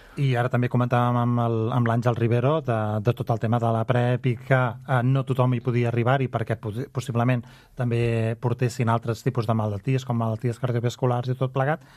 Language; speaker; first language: Catalan; native; Catalan